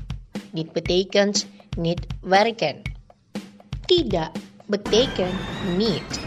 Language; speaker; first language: Dutch; non-native, learner; Indonesian